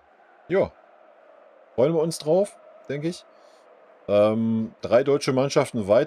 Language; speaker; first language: German; native; German